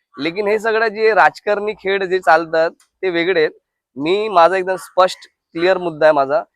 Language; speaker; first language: Marathi; non-native, local second language; Hindi